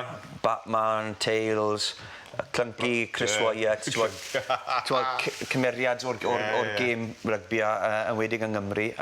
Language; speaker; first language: Welsh; native; Welsh